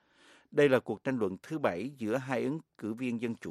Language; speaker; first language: Vietnamese; native; Vietnamese